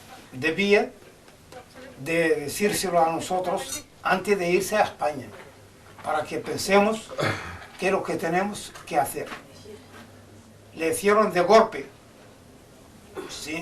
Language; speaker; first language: Spanish; non-native, fluent; Arabic